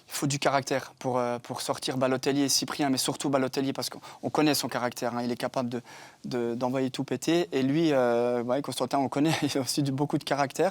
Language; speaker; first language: French; native; French